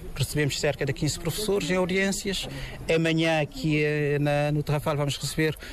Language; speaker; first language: Portuguese; non-native, local second language; Kabuverdianu